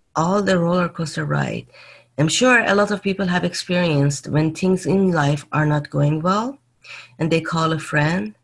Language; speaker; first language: English; non-native, fluent; Persian